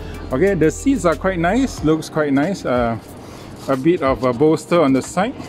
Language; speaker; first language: English; non-native, local second language; Malay